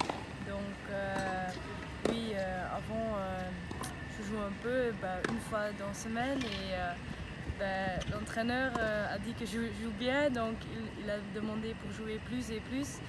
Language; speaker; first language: French; non-native, local second language; Dutch